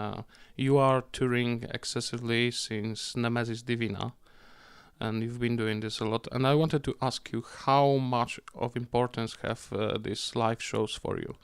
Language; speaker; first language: English; non-native, fluent; Polish